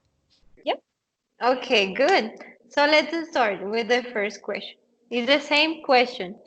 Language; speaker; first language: English; non-native, fluent; Spanish